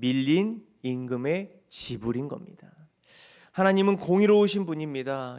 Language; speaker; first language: Korean; native; Korean